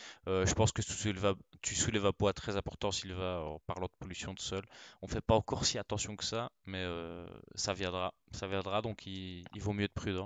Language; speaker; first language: French; native; French